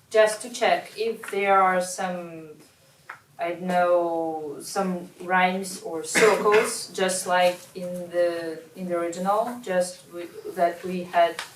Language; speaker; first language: English; non-native, learner; Russian